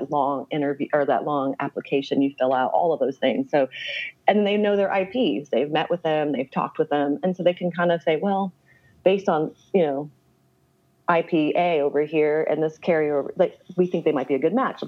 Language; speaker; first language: English; native; English